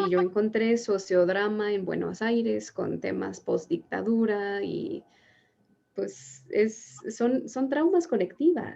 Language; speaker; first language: Spanish; native; Spanish